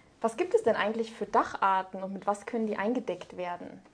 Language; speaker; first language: German; native; German